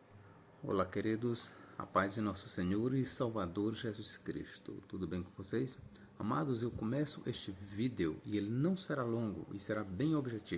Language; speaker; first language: Portuguese; native; Portuguese